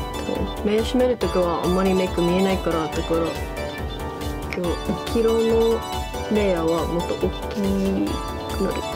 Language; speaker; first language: Japanese; non-native, learner; English